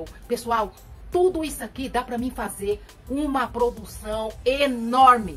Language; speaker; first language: Portuguese; native; Portuguese